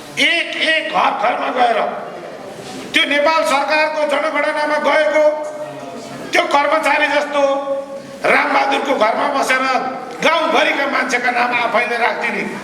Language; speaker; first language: Nepali; native; Nepali